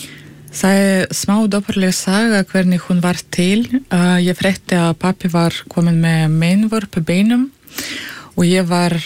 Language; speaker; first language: Icelandic; non-native, fluent; Russian